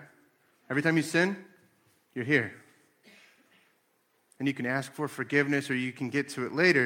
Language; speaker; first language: English; native; English